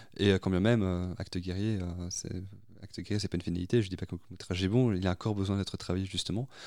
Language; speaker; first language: French; native; French